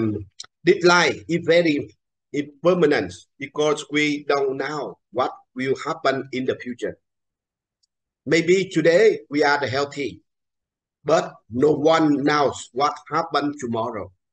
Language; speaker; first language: English; non-native, learner; Vietnamese